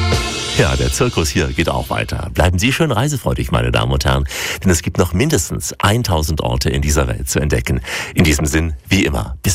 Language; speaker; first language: German; native; German